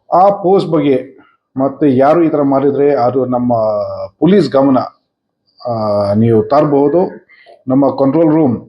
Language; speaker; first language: Kannada; non-native, fluent; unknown